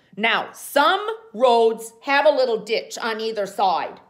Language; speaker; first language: English; native; English